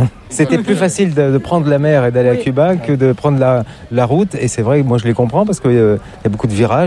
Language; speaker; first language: French; native; French